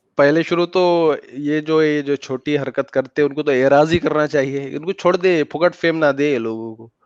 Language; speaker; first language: Hindi; native; Hindi